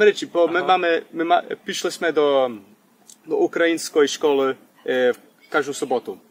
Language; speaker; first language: Ukrainian; early bilingual, heritage; English